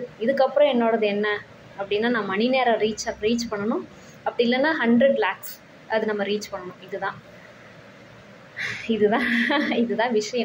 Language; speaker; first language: Tamil; native; Tamil